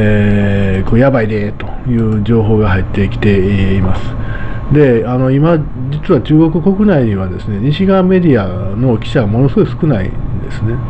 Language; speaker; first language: Japanese; native; Japanese